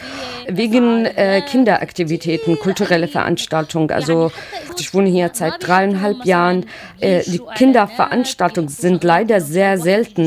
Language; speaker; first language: German; non-native, learner; Arabic